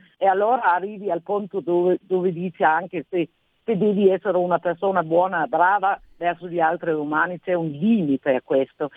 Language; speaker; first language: Italian; non-native, fluent; Danish